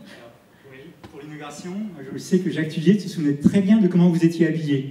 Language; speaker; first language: French; native; French